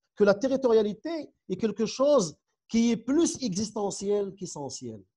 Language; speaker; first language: French; non-native, local second language; Central Atlas Tamazight